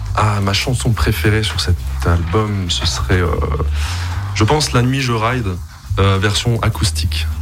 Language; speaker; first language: French; native; French